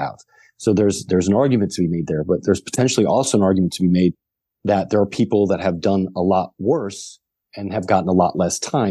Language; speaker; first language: English; native; English